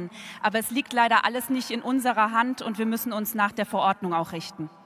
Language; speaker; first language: German; native; German